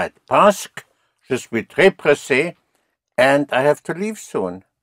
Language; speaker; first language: French; non-native, fluent; English